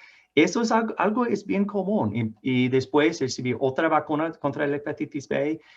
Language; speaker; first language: Spanish; non-native, fluent; English